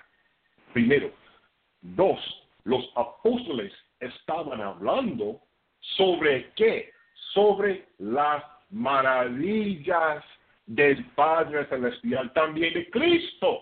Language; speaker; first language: Spanish; non-native, fluent; English